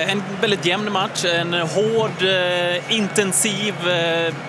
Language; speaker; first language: Swedish; native; Swedish